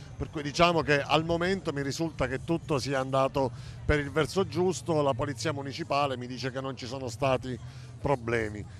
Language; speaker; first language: Italian; native; Italian